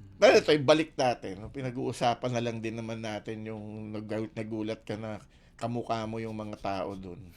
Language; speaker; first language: Filipino; native; Filipino